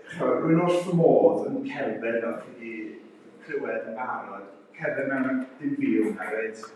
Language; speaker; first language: Welsh; native; Welsh